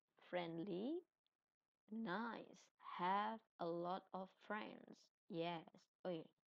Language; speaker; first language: English; non-native, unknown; Indonesian